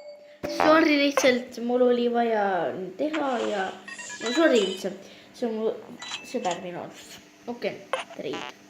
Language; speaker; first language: Estonian; non-native, local second language; Russian